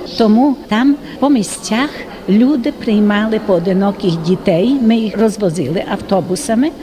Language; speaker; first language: Ukrainian; early bilingual, heritage; Ukrainian